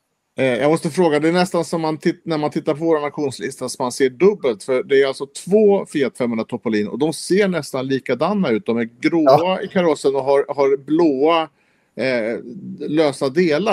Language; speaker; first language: Swedish; native; Swedish